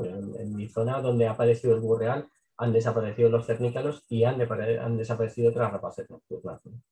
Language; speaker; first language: Spanish; native; Spanish